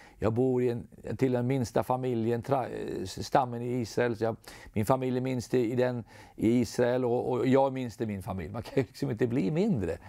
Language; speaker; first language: Swedish; native; Swedish